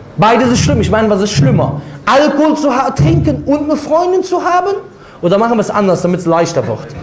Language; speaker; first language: German; native; German